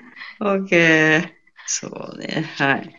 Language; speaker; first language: English; non-native, learner; Japanese